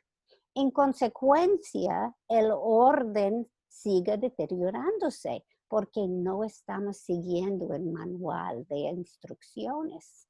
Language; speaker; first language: Spanish; non-native, fluent; English